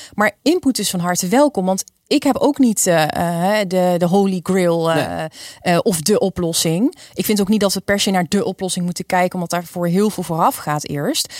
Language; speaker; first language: Dutch; native; Dutch